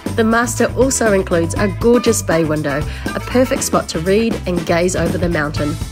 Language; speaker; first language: English; native; English